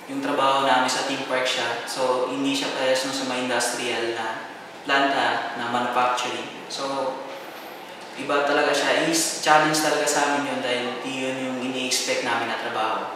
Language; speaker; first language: Filipino; non-native, local second language; Cebuano